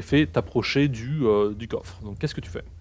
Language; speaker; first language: French; native; French